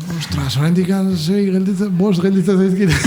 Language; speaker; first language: Basque; native; Basque